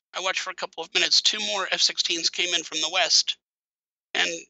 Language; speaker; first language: English; native; English